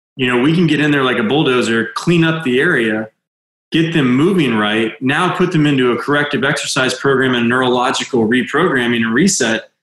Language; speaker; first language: English; native; English